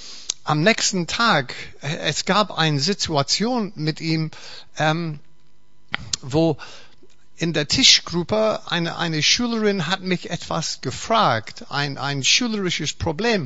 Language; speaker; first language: German; non-native, fluent; English